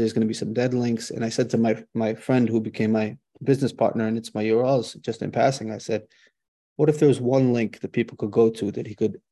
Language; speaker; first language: English; native; English